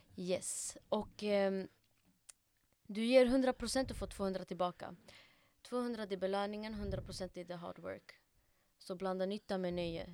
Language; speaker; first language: Swedish; early bilingual, other home language; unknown